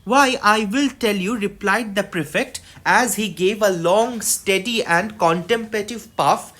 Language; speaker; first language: English; non-native, local second language; Bangla